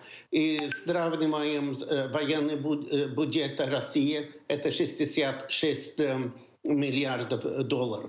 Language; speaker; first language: Russian; non-native, fluent; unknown